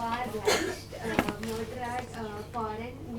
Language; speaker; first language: German; non-native, learner; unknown